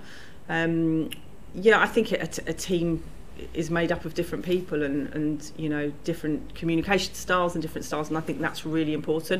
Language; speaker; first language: English; native; English